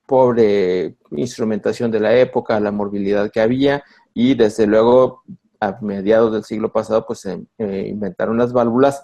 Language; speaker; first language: Spanish; native; Spanish